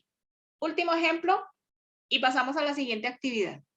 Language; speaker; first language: Spanish; native; Spanish